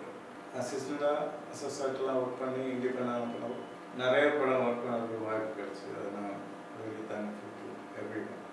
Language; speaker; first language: Tamil; non-native, local second language; Malayalam